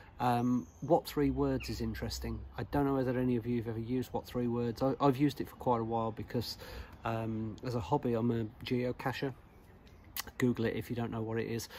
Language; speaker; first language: English; native; English